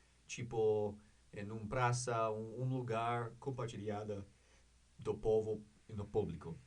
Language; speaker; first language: Portuguese; non-native, learner; English